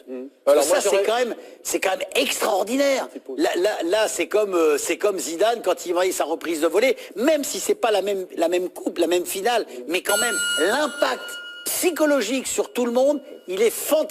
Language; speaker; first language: French; native; French